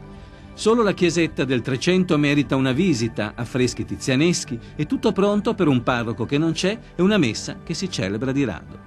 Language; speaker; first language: Italian; native; Italian